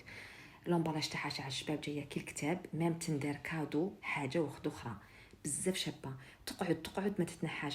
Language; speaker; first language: Arabic; native; Arabic